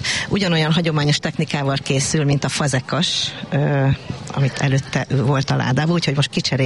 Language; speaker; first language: Hungarian; native; Hungarian